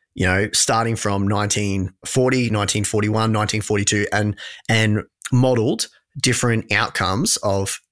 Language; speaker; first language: English; native; English